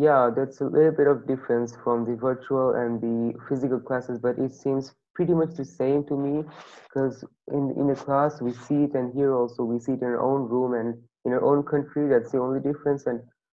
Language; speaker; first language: English; non-native, local second language; Bangla